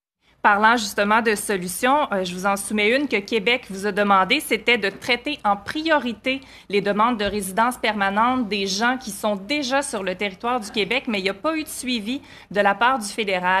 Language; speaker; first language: French; native; French